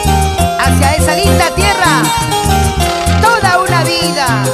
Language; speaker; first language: Spanish; native; Spanish